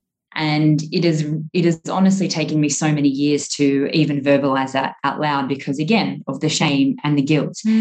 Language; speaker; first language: English; native; English